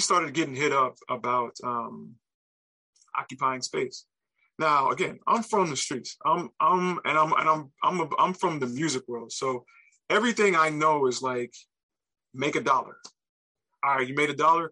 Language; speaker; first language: English; native; English